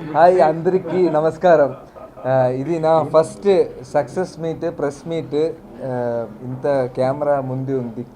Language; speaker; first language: Telugu; non-native, learner; Malayalam